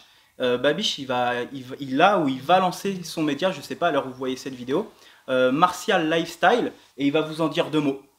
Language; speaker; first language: French; native; French